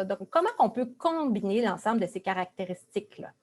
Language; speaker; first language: French; native; French